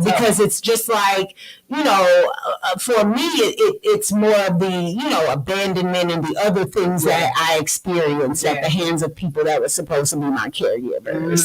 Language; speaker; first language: English; native; English